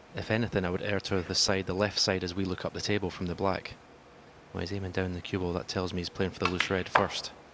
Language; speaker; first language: English; native; English